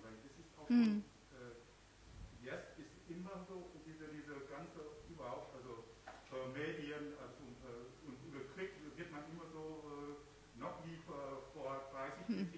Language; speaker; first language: German; non-native, learner; Vietnamese